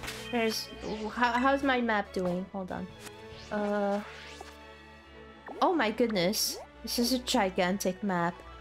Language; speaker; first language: English; non-native, fluent; Hungarian